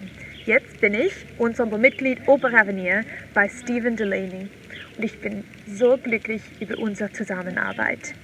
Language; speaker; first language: German; non-native, learner; English